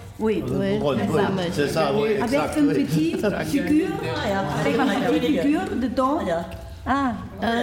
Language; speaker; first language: French; non-native, learner; German